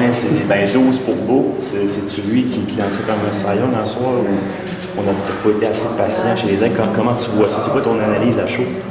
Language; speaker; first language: French; native; French